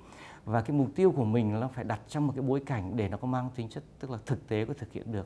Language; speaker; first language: Vietnamese; native; Vietnamese